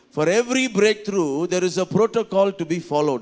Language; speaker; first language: English; non-native, local second language; Tamil